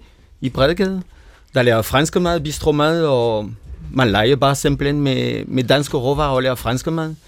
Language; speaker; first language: Danish; non-native, fluent; French